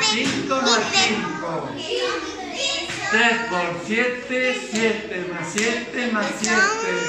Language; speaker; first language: Spanish; native; Spanish